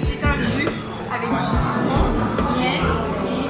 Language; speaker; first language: French; non-native, local second language; Japanese